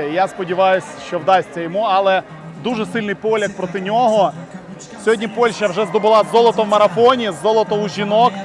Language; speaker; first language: Ukrainian; native; Ukrainian